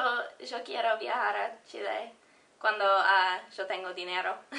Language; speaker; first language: Spanish; early bilingual, heritage; Spanish